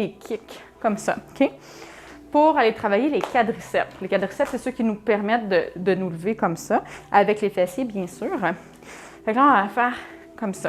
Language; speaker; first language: French; native; French